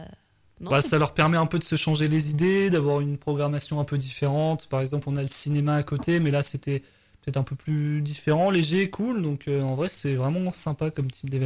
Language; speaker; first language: French; native; French